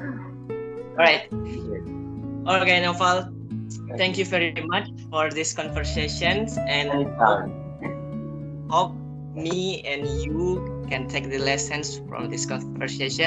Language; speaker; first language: English; non-native, fluent; Indonesian